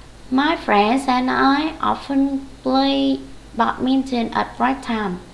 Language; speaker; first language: English; non-native, fluent; Vietnamese